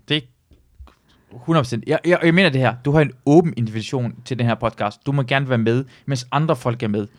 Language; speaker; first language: Danish; early bilingual, other home language; Persian